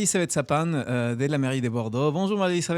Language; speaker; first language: French; non-native, fluent; Spanish